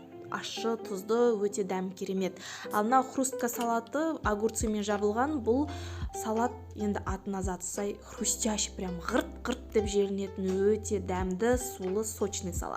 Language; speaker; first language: Kazakh; native; Kazakh